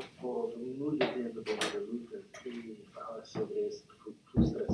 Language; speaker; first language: Portuguese; non-native, learner; English